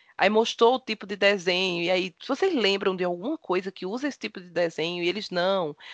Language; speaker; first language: Portuguese; native; Portuguese